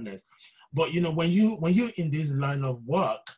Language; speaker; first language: English; non-native, local second language; Yoruba